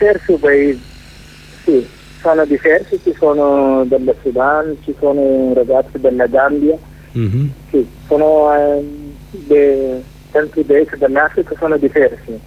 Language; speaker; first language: Italian; non-native, learner; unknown